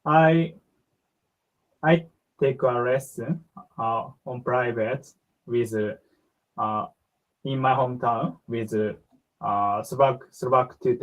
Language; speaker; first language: English; non-native, learner; Japanese